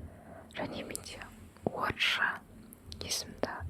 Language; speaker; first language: Kazakh; non-native, local second language; Russian